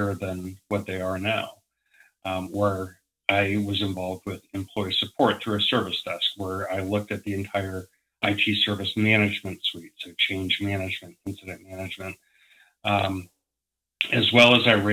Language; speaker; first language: English; native; English